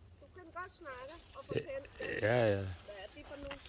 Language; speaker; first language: Danish; non-native, learner; Thai